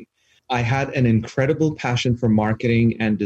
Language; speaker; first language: English; non-native, local second language; Urdu